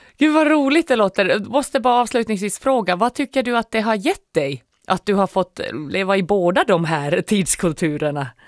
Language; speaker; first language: Swedish; native; Swedish